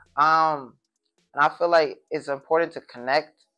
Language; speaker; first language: English; native; English